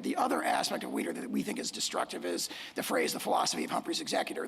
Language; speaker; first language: English; native; English